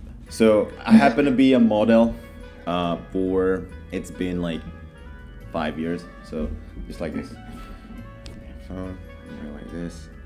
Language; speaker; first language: English; non-native, fluent; Indonesian